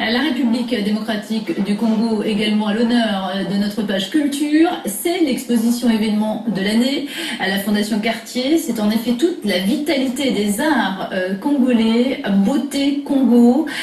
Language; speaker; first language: French; native; French